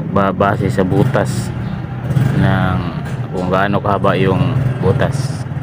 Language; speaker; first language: Filipino; non-native, local second language; Cebuano